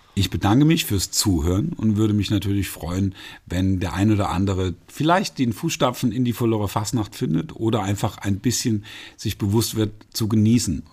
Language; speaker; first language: German; native; German